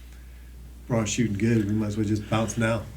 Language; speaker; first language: English; native; English